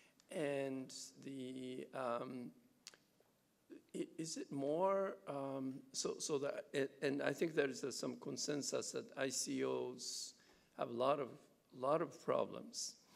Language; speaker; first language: English; non-native, fluent; Japanese